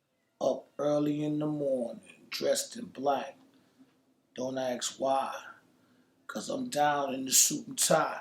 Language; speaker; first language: English; native; English